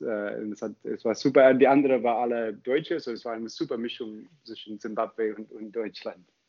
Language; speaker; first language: German; non-native, fluent; English